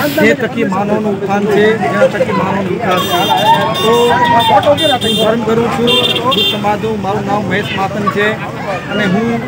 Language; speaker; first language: Gujarati; non-native, local second language; Kachhi